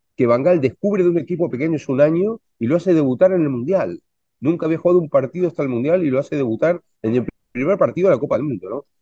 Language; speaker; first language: Spanish; native; Spanish